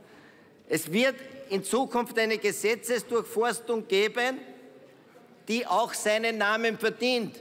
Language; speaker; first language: German; native; German